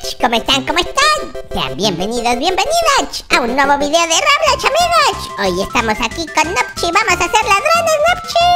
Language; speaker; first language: Spanish; native; Spanish